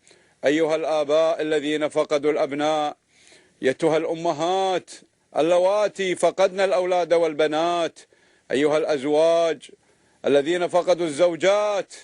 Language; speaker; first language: Arabic; native; Arabic